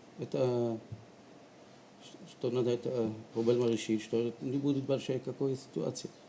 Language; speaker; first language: Russian; non-native, learner; Hebrew